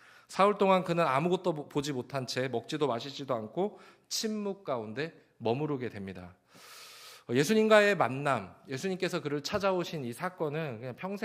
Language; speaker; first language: Korean; native; Korean